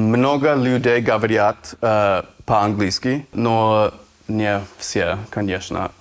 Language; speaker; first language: Russian; non-native, learner; English